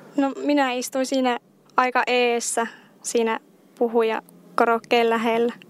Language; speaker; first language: Finnish; native; Finnish